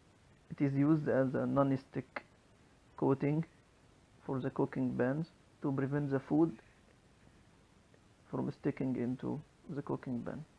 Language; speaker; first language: English; non-native, local second language; Arabic